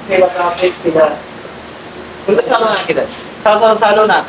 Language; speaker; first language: Arabic; non-native, learner; Malayalam